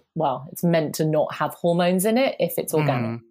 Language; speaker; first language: English; native; English